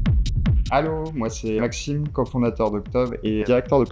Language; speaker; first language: French; native; French